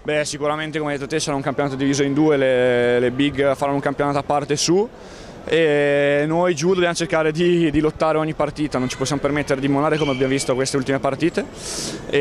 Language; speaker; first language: Italian; native; Italian